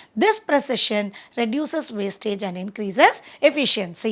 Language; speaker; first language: English; non-native, local second language; Tamil